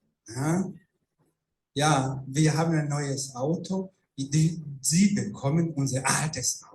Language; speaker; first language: German; non-native, fluent; Rundi